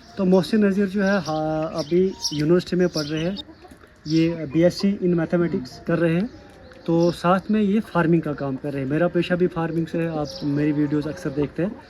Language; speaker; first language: Urdu; non-native, local second language; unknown